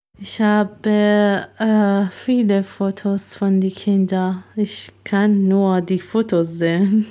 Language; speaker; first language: German; non-native, learner; Persian